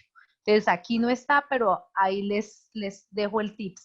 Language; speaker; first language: Spanish; native; Spanish